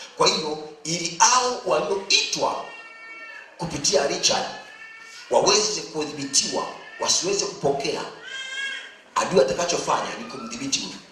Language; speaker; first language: Swahili; native; Swahili